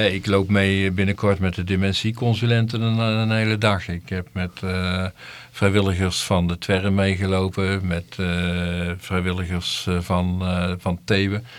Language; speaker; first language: Dutch; native; Dutch